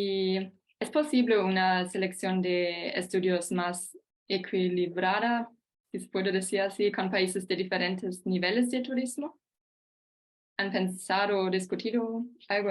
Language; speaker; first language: Spanish; non-native, fluent; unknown